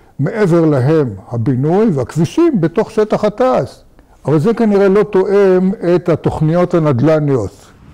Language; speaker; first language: Hebrew; native; Hebrew